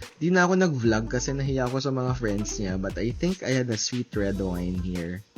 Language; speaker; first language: Filipino; native; Filipino